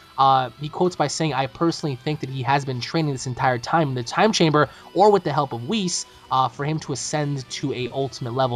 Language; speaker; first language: English; native; English